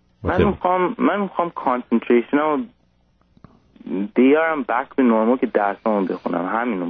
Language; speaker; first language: Persian; early bilingual, heritage; Persian